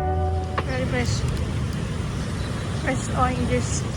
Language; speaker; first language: English; non-native, learner; Indonesian